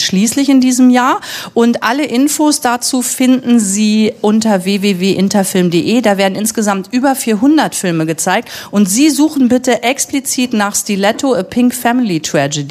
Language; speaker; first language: German; native; German